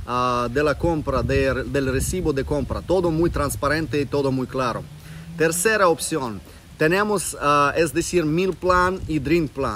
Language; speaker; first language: Spanish; non-native, fluent; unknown